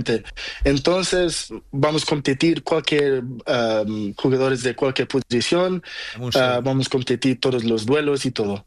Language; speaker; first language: Spanish; non-native, learner; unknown